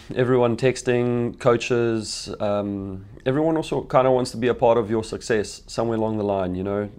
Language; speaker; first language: English; native; English